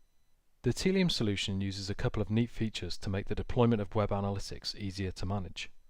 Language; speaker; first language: English; native; English